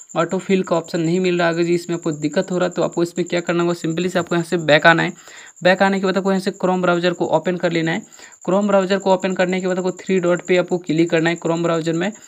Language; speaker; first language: Hindi; native; Hindi